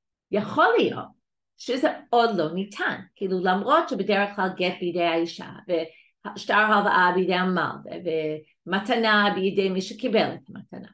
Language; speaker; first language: Hebrew; non-native, fluent; English